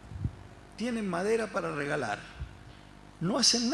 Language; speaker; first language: Spanish; native; Spanish